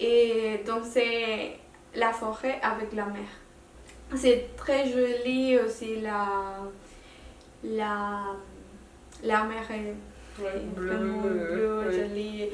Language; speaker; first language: French; non-native, local second language; Spanish